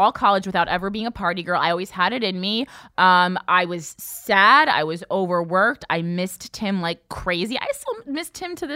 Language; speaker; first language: English; native; English